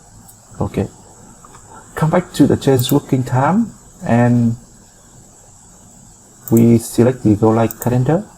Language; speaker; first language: English; non-native, fluent; Vietnamese